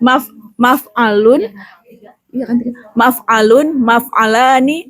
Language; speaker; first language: Arabic; non-native, learner; Indonesian